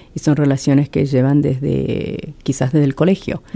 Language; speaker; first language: Spanish; native; Spanish